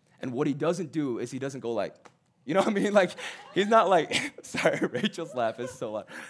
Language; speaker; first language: English; early bilingual, other home language; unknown